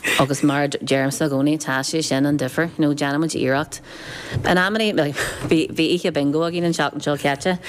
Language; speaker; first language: Irish; non-native, local second language; English